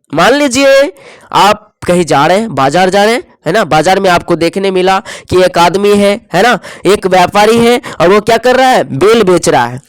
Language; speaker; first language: Hindi; native; Hindi